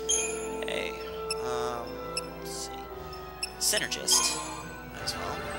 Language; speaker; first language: English; native; English